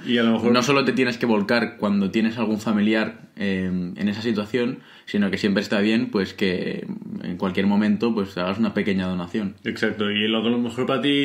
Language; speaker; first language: Spanish; native; Spanish